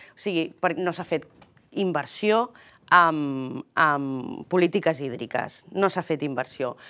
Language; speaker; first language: Catalan; early bilingual, other home language; Spanish